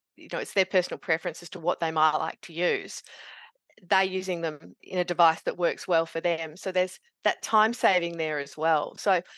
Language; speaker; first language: English; native; English